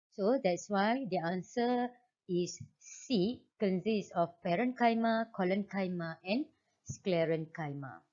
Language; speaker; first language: English; non-native, local second language; Malay